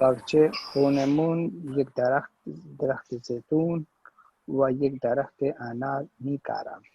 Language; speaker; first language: Persian; non-native, learner; Urdu